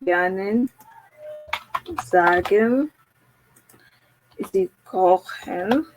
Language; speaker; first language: German; non-native, fluent; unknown